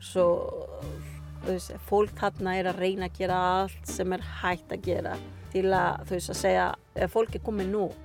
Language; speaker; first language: Icelandic; non-native, learner; Spanish